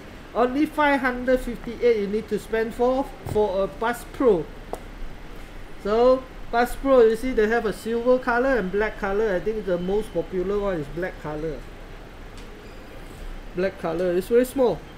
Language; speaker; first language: English; non-native, local second language; Chinese